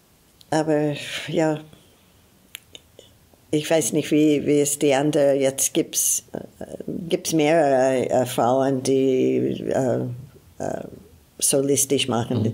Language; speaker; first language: German; non-native, fluent; English